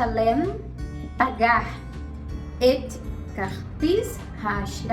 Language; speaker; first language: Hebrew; non-native, fluent; Portuguese